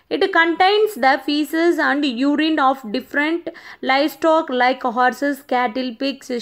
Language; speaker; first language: English; non-native, local second language; Tamil